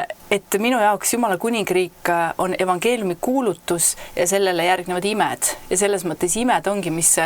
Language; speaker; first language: Estonian; native; Estonian